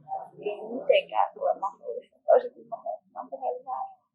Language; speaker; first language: Finnish; native; Finnish